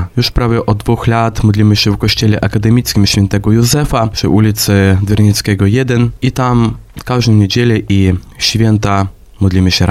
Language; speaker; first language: Polish; non-native, fluent; Ukrainian